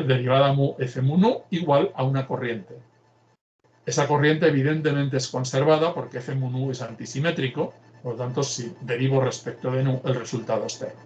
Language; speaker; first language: Spanish; native; Spanish